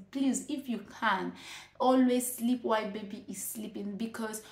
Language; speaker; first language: English; non-native, local second language; Igbo